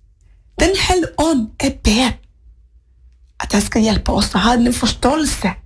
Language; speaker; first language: Norwegian; non-native, fluent; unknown